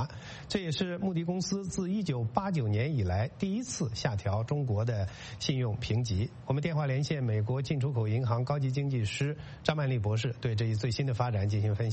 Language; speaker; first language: Chinese; native; Chinese